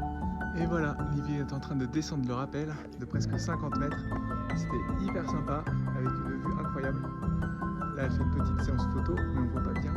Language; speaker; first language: French; native; French